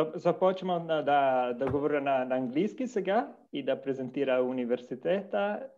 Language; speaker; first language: Bulgarian; non-native, learner; Italian